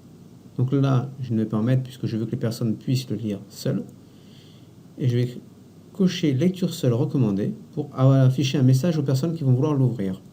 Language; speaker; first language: French; native; French